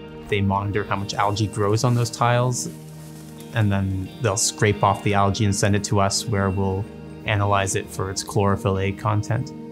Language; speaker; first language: English; native; English